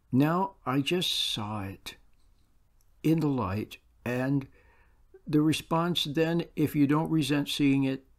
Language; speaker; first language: English; native; English